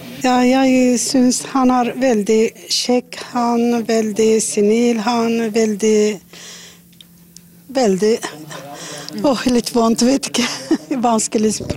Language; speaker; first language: Norwegian; non-native, learner; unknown